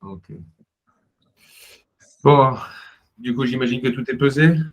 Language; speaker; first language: French; native; French